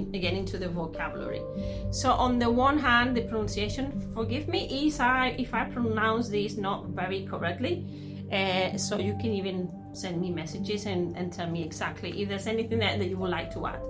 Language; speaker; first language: English; non-native, fluent; Spanish